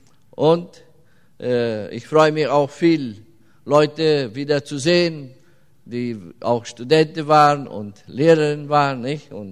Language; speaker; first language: German; early bilingual, heritage; German